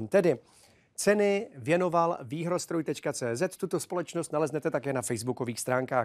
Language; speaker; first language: Czech; native; Czech